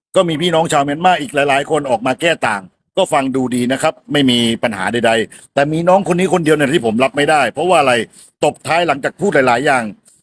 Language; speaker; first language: Thai; non-native, fluent; Burmese